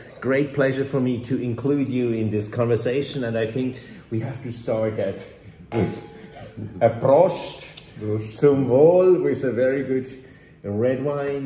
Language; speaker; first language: English; non-native, fluent; German